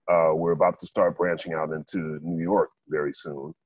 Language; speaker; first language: English; native; English